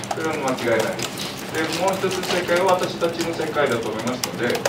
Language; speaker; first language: Japanese; non-native, fluent; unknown